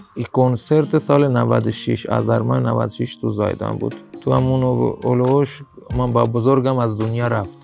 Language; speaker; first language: Persian; non-native, local second language; Baluchi